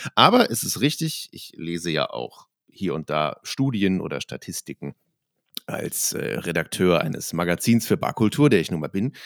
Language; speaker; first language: German; native; German